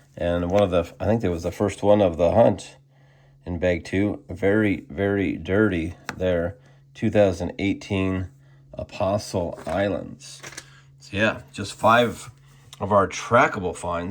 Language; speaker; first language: English; native; English